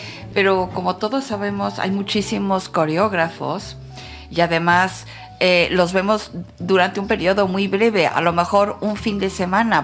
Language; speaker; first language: Spanish; non-native, fluent; French